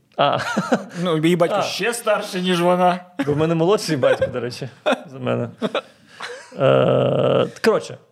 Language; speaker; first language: Ukrainian; non-native, local second language; Russian